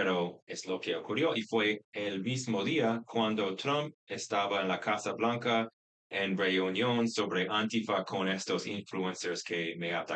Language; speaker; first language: Spanish; non-native, fluent; English